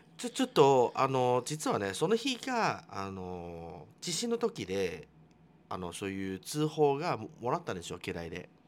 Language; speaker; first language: Japanese; non-native, fluent; Chinese